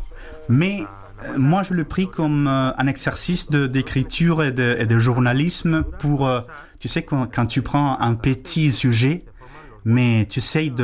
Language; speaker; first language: French; non-native, fluent; Spanish